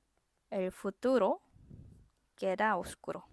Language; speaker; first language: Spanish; non-native, fluent; Korean